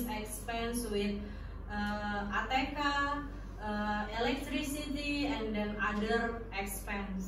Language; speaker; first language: English; non-native, learner; Indonesian